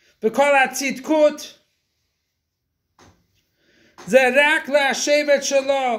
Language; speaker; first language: Hebrew; non-native, fluent; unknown